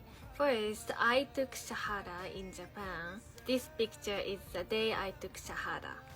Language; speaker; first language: English; non-native, fluent; Japanese